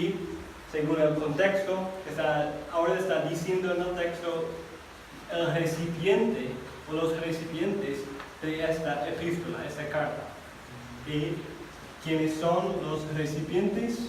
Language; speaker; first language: Spanish; non-native, fluent; English